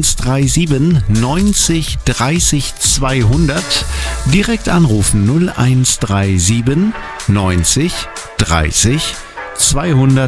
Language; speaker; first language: German; native; German